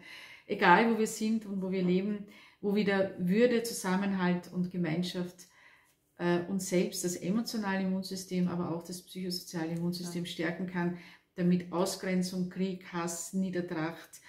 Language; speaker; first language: German; native; German